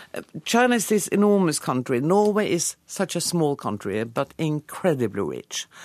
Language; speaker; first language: English; non-native, fluent; Norwegian